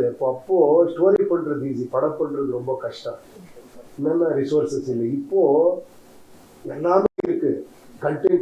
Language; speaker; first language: Tamil; non-native, learner; Kannada